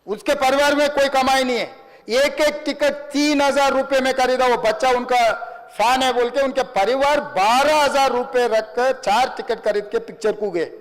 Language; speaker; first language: Hindi; non-native, local second language; Telugu